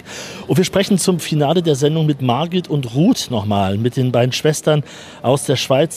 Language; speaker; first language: German; native; German